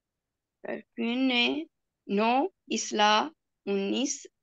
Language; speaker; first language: Spanish; non-native, learner; Urdu